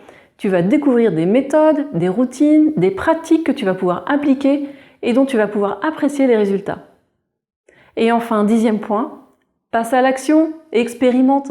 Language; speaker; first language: French; native; French